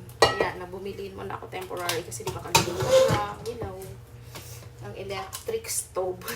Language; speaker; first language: Filipino; non-native, local second language; Cebuano